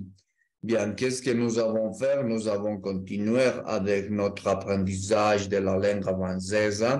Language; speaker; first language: French; non-native, learner; Spanish